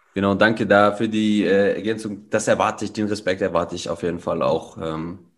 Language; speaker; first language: German; native; German